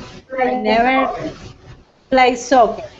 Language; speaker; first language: English; non-native, learner; Spanish